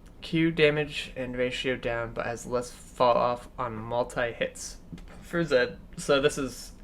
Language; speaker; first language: English; native; English